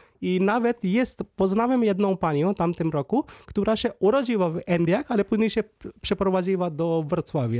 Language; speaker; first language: Polish; non-native, fluent; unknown